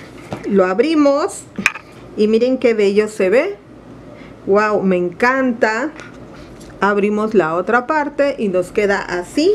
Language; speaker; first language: Spanish; native; Spanish